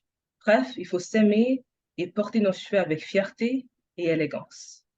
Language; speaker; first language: French; non-native, fluent; English